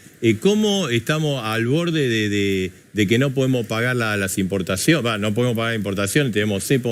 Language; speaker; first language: Spanish; native; Spanish